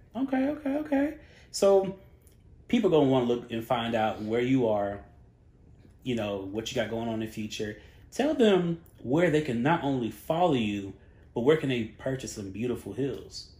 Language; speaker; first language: English; native; English